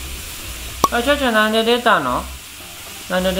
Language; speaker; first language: Japanese; native; Japanese